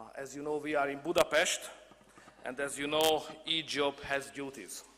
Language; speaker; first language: English; non-native, fluent; Hungarian